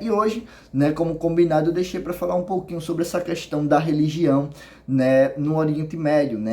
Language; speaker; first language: Portuguese; native; Portuguese